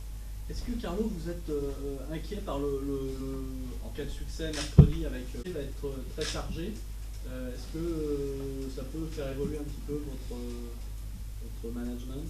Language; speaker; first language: French; native; French